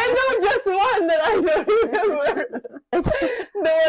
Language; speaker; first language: English; non-native, learner; Indonesian